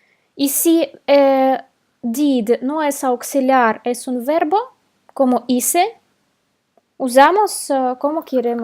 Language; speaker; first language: Spanish; non-native, fluent; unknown